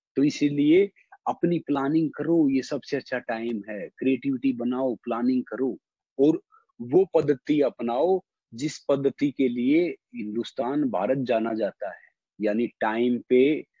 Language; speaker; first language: Hindi; native; Hindi